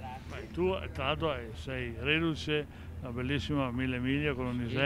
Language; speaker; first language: Italian; native; Italian